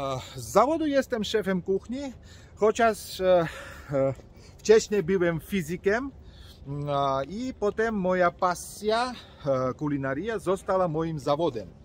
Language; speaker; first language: Polish; non-native, fluent; Georgian